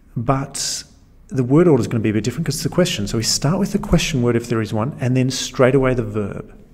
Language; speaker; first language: English; native; English